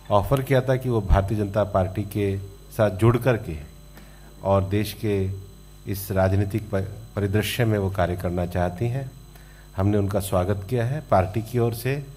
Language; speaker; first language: Hindi; native; Hindi